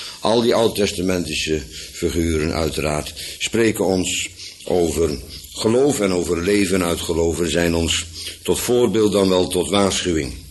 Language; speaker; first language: Dutch; native; Dutch